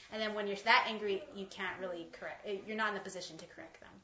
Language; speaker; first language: English; early bilingual, other home language; Chinese